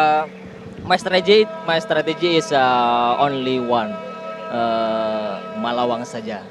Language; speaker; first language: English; non-native, learner; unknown